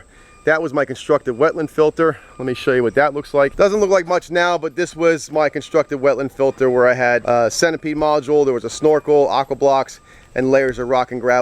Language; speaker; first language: English; native; English